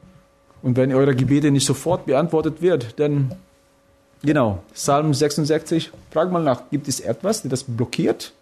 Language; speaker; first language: German; non-native, fluent; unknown